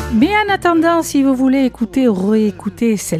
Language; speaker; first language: French; native; French